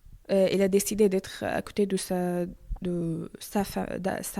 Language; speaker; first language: French; non-native, learner; Arabic